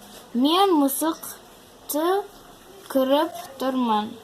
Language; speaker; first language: Kazakh; non-native, learner; Russian